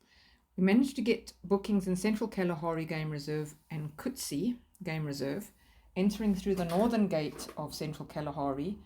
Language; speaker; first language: English; native; English